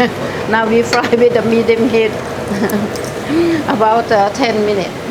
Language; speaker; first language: English; non-native, learner; Thai